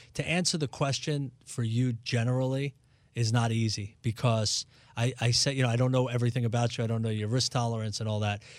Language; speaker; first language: English; native; English